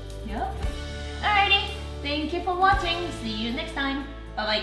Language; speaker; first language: English; non-native, fluent; Japanese